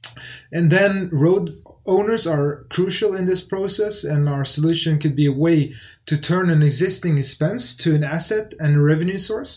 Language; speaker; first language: English; non-native, fluent; Swedish